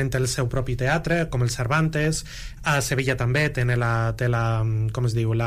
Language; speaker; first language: Catalan; non-native, local second language; Spanish